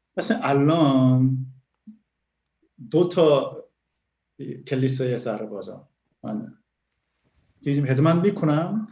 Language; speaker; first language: Persian; non-native, learner; Korean